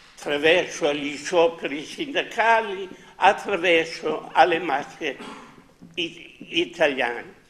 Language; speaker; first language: Italian; native; Italian